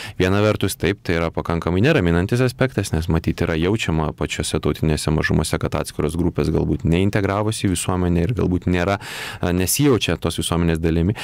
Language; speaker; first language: Lithuanian; native; Lithuanian